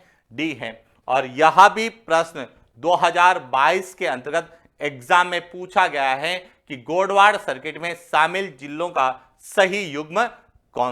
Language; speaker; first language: Hindi; native; Hindi